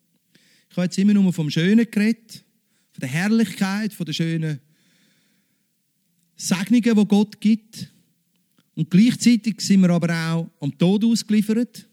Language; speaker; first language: German; native; German